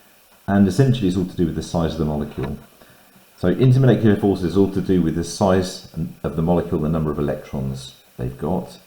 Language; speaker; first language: English; native; English